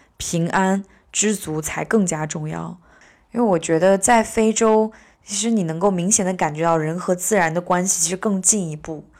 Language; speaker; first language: Chinese; native; Chinese